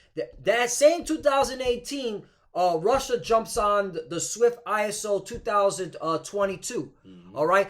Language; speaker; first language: English; native; English